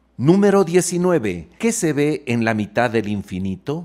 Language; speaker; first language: Spanish; native; Spanish